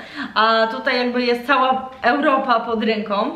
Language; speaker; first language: Polish; early bilingual, heritage; Polish